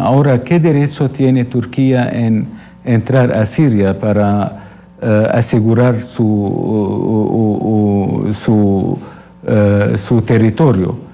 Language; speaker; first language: Spanish; non-native, fluent; Arabic